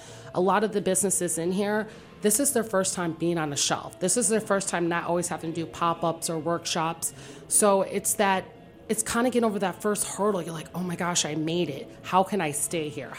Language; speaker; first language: English; native; English